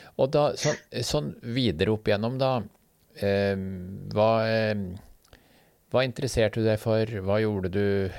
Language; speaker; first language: Norwegian; native; Norwegian